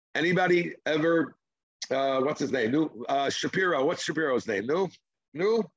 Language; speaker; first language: English; non-native, fluent; Hebrew